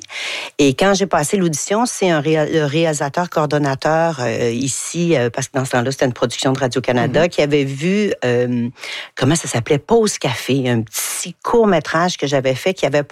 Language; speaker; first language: French; native; French